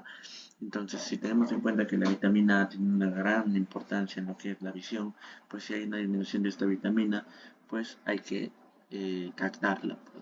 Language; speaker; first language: Spanish; native; Spanish